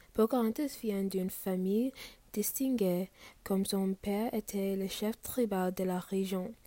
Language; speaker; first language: French; non-native, fluent; English